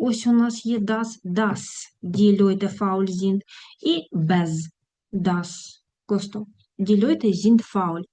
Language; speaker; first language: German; non-native, fluent; Ukrainian